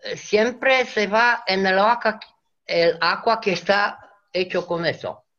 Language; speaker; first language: Spanish; non-native, fluent; Romanian